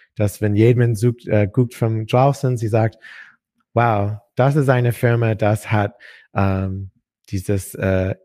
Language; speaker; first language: German; non-native, learner; English